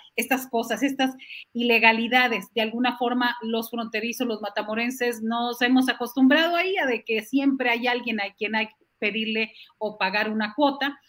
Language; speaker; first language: Spanish; native; Spanish